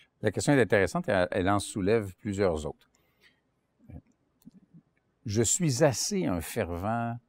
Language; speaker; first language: French; native; French